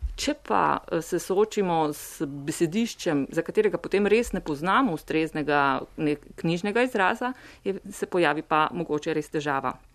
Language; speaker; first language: Slovenian; native; Slovenian